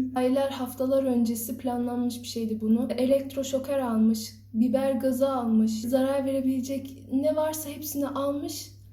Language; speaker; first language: Turkish; early bilingual, heritage; Turkish